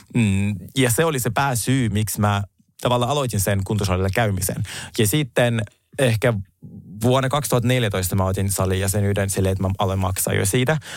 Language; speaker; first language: Finnish; native; Finnish